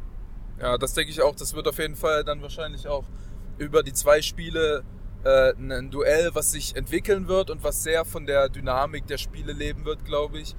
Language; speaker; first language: German; native; German